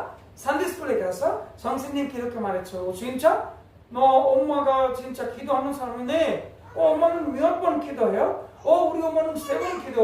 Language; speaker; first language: Korean; non-native, learner; English